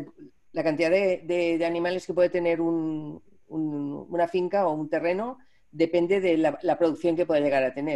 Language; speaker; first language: Spanish; native; Spanish